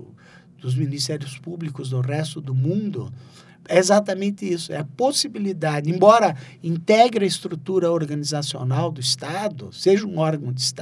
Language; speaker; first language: Portuguese; native; Portuguese